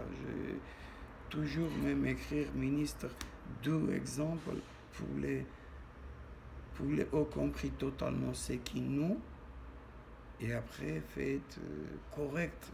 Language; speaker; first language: French; non-native, learner; Armenian